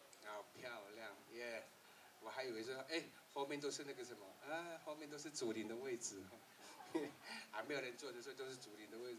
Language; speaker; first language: Chinese; native; Chinese